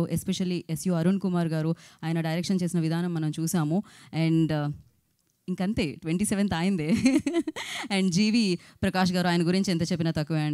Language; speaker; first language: Telugu; native; Telugu